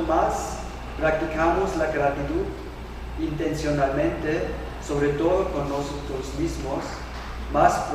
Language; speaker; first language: Spanish; non-native, learner; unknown